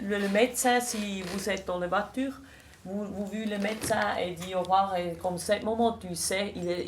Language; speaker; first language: French; non-native, local second language; German